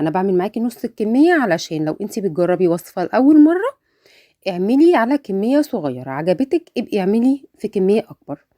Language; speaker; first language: Arabic; native; Arabic